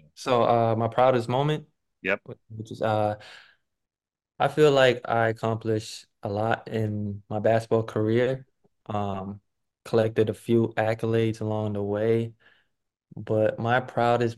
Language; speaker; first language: English; native; English